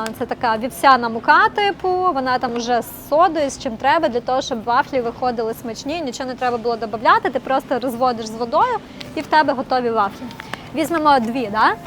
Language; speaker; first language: Ukrainian; non-native, local second language; Russian